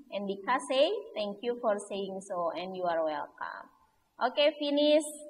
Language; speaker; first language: English; non-native, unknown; Indonesian